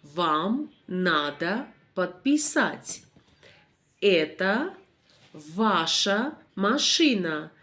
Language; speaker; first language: Russian; non-native, fluent; Armenian